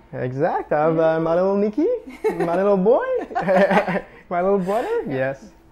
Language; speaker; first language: English; non-native, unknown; French